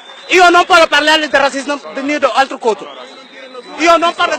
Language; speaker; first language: Italian; non-native, fluent; Wolof